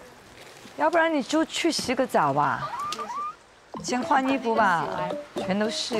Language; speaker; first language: Chinese; non-native, local second language; Cantonese